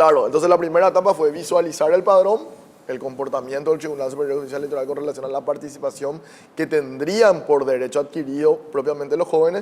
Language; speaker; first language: Spanish; native; Spanish